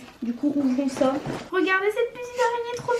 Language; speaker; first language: French; native; French